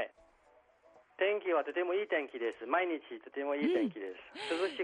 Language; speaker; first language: Japanese; non-native, fluent; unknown